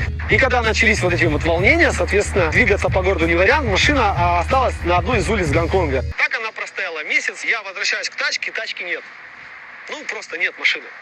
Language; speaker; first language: Russian; native; Russian